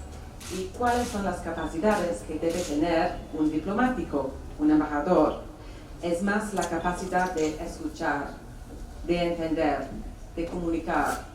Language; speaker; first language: Spanish; non-native, fluent; English